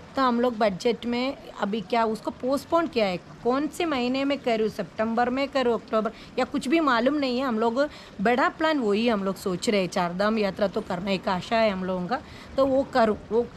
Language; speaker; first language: Hindi; non-native, local second language; Malayalam